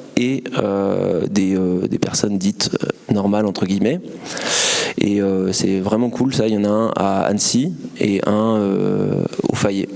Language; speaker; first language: French; native; French